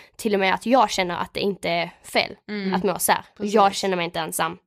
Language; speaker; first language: Swedish; native; Swedish